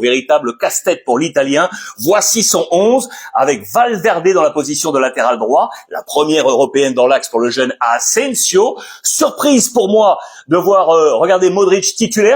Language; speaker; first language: French; native; French